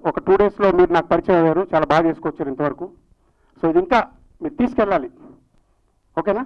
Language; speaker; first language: Telugu; native; Telugu